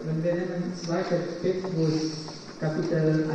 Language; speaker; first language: German; non-native, fluent; Polish